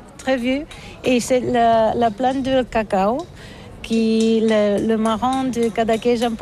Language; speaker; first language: French; non-native, learner; Catalan